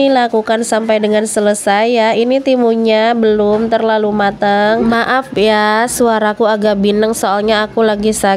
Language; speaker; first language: Indonesian; native; Indonesian